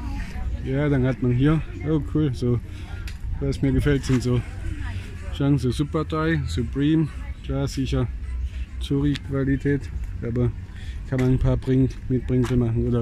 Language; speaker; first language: German; native; German